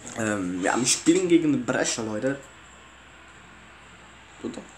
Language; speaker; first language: German; early bilingual, other home language; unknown